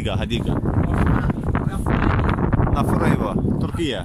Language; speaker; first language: Arabic; non-native, learner; Azerbaijani